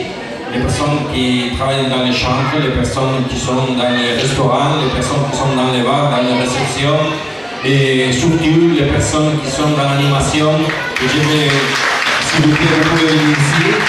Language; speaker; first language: French; non-native, learner; Galician